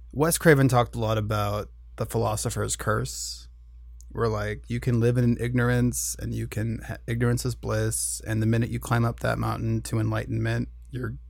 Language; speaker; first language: English; native; English